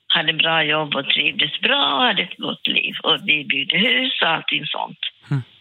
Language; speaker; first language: Swedish; non-native, local second language; Finnish